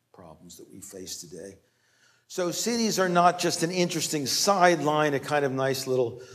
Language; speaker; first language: English; native; English